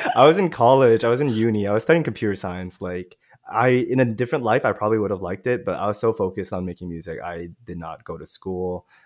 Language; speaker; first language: English; native; English